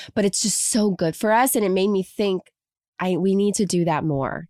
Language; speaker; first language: English; native; English